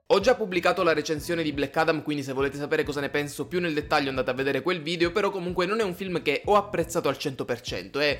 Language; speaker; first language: Italian; native; Italian